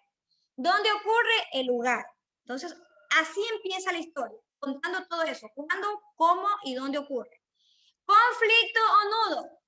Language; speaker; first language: Spanish; native; Spanish